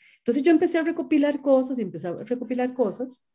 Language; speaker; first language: Spanish; native; Spanish